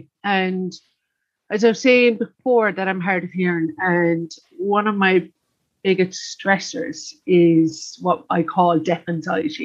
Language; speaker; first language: English; native; English